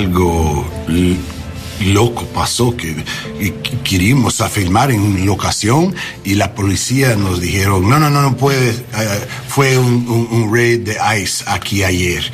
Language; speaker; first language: Spanish; non-native, learner; English